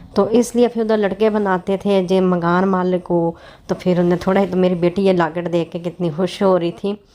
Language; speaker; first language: Urdu; non-native, local second language; Punjabi